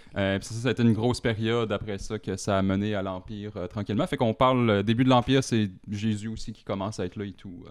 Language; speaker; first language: French; native; French